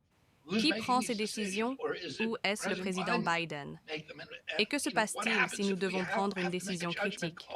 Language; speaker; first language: French; native; French